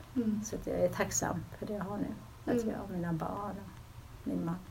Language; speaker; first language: Swedish; early bilingual, other home language; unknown